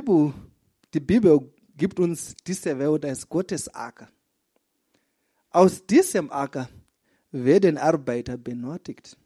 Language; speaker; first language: German; non-native, fluent; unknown